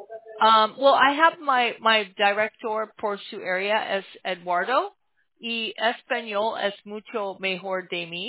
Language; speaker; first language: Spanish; non-native, learner; English